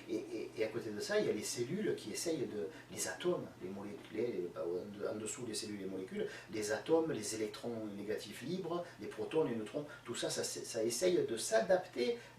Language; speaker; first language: French; native; French